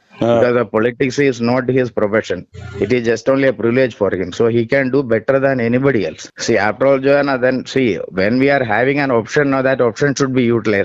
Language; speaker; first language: English; non-native, local second language; Malayalam